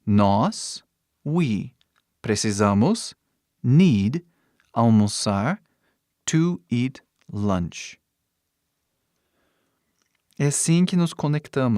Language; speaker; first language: Portuguese; non-native, fluent; English